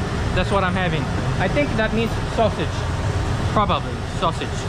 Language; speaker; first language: English; non-native, fluent; Korean